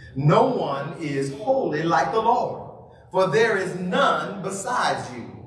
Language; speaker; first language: English; native; English